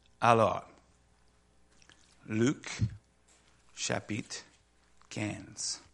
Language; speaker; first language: French; non-native, learner; English